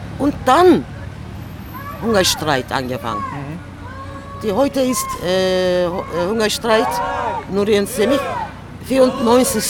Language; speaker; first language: German; non-native, learner; Turkish